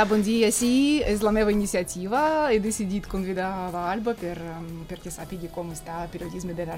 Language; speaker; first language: Catalan; non-native, fluent; Russian